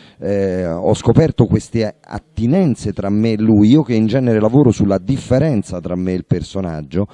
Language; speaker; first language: Italian; native; Italian